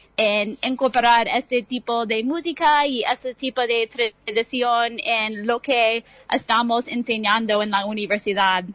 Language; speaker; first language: Spanish; non-native, fluent; English